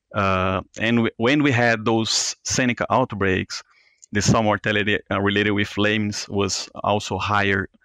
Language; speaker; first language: English; non-native, fluent; Portuguese